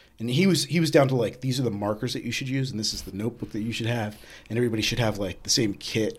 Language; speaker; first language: English; native; English